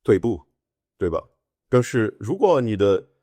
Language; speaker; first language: Chinese; non-native, learner; Portuguese